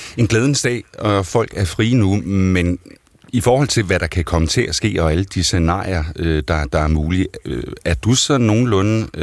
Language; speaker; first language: Danish; native; Danish